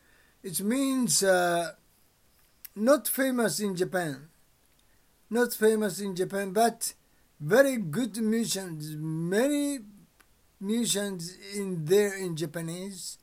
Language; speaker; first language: English; non-native, learner; Japanese